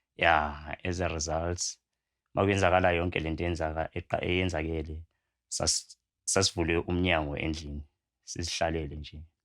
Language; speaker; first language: Zulu; native; Zulu